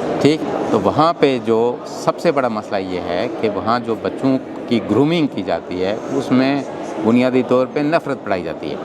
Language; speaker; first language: Urdu; non-native, local second language; Pahari-Potwari